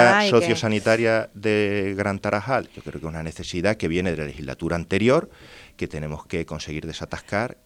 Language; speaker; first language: Spanish; native; Spanish